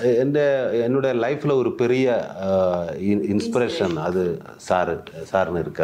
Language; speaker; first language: Tamil; non-native, learner; Malayalam